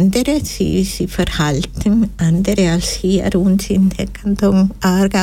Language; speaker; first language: German; non-native, fluent; Spanish